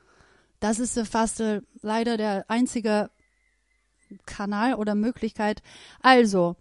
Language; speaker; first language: German; non-native, fluent; Persian